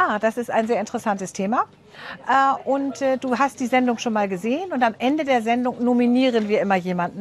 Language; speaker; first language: German; native; German